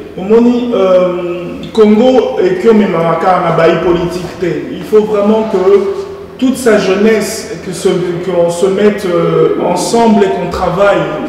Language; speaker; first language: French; early bilingual, other home language; Lingala